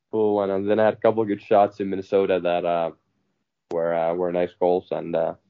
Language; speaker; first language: English; non-native, fluent; Finnish